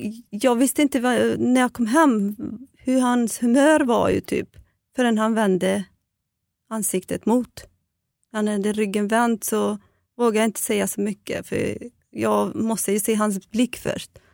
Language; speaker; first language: Swedish; non-native, fluent; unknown